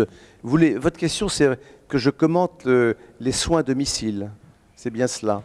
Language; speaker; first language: French; native; French